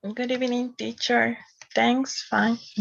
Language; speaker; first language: English; non-native, learner; Spanish